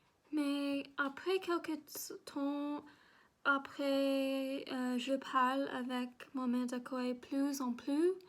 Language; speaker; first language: French; non-native, learner; English